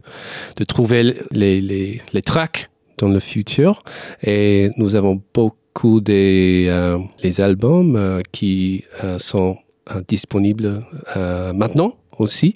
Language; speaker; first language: French; non-native, learner; English